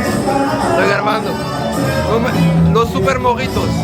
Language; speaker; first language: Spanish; non-native, learner; French